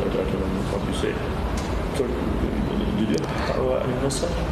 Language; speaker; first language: English; non-native, learner; Turkish